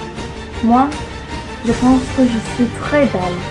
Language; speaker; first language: French; non-native, learner; English